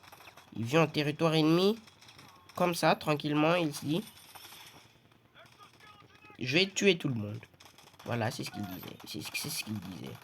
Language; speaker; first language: French; native; French